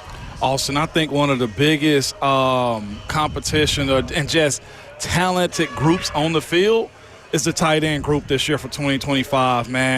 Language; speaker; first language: English; native; English